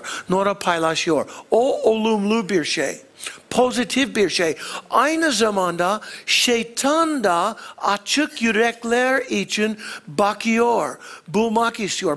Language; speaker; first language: Turkish; non-native, fluent; English